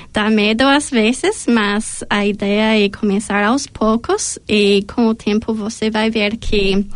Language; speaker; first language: Portuguese; non-native, fluent; English